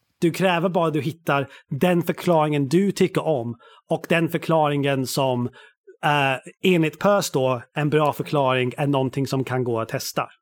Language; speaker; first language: Swedish; non-native, fluent; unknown